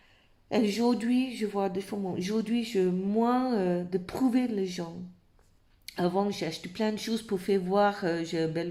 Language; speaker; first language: French; non-native, fluent; English